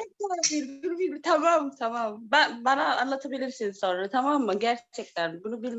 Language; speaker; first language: Turkish; non-native, fluent; Indonesian